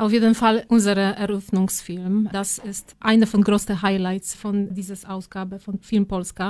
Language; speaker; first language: German; non-native, fluent; Polish